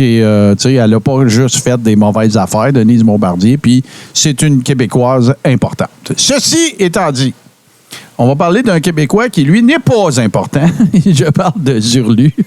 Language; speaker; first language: French; native; French